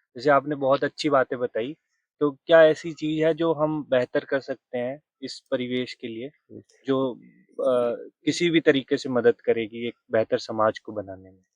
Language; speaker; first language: Hindi; native; Hindi